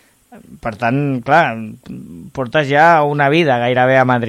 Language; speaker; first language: Catalan; native; Catalan